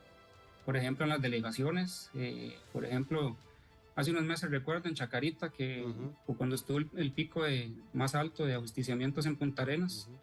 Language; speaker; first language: Spanish; native; Spanish